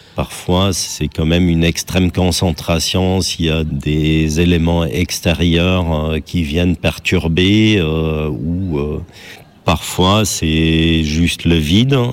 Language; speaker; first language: French; non-native, fluent; German